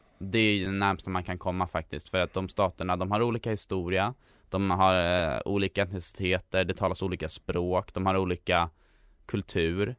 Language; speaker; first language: Swedish; native; Swedish